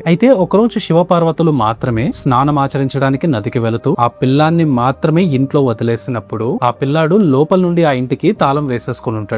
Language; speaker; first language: Telugu; native; Telugu